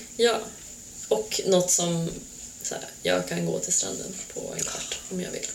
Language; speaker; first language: Swedish; early bilingual, other home language; Hungarian